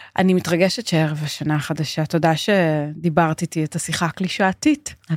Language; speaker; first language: Hebrew; native; Hebrew